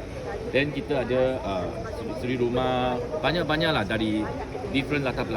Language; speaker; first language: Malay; non-native, local second language; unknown